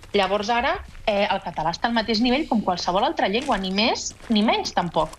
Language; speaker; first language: Catalan; native; Catalan